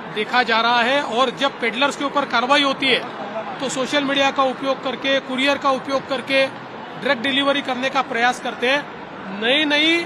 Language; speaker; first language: Hindi; non-native, local second language; Marathi